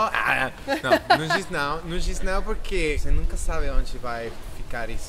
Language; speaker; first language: Portuguese; non-native, fluent; Spanish